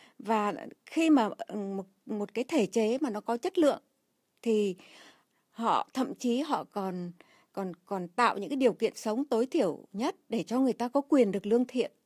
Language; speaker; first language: Vietnamese; native; Vietnamese